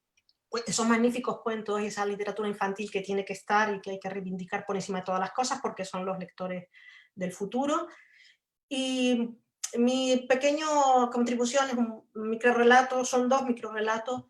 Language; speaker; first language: Spanish; native; Spanish